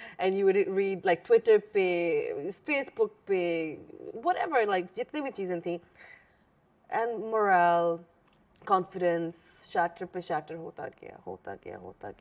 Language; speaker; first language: Urdu; early bilingual, heritage; Hindi